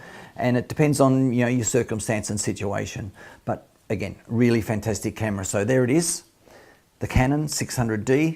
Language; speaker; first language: English; native; English